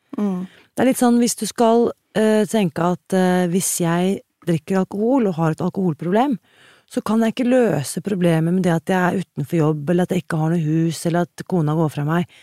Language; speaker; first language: Norwegian; native; Norwegian